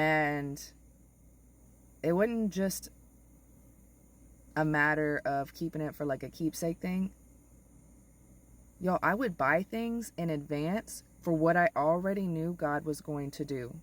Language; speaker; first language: English; native; English